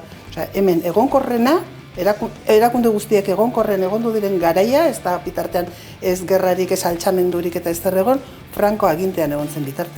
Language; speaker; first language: Basque; native; Basque